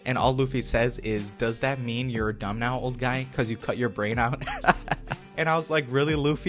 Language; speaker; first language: English; native; English